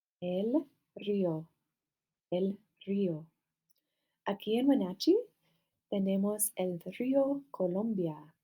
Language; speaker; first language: Spanish; non-native, fluent; English